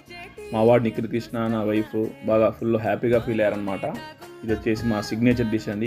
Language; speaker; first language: Telugu; native; Telugu